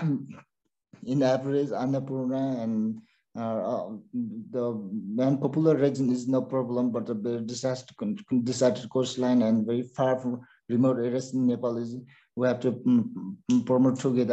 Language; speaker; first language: English; non-native, learner; Sherpa